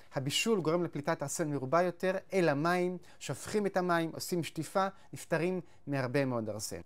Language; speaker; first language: Hebrew; native; Hebrew